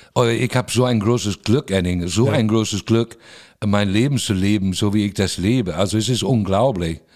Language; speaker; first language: German; non-native, fluent; English